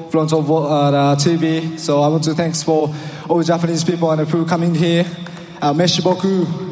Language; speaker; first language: English; non-native, learner; Japanese